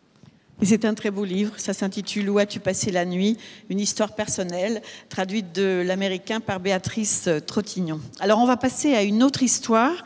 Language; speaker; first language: French; native; French